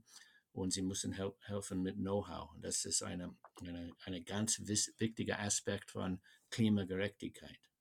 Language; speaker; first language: German; non-native, fluent; English